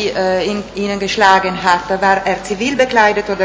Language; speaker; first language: German; non-native, fluent; Italian